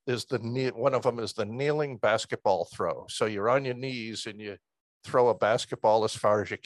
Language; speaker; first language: English; native; English